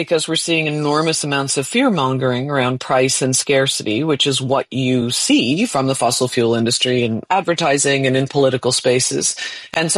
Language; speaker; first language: English; native; English